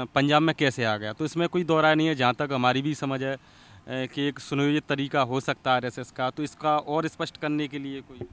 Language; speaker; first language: Hindi; native; Hindi